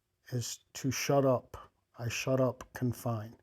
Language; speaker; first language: English; native; English